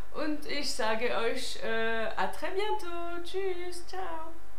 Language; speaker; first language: German; non-native, fluent; French